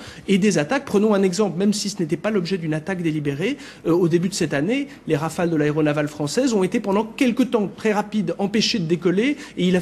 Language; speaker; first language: French; native; French